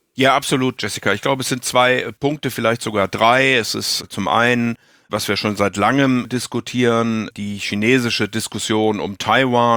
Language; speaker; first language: German; native; German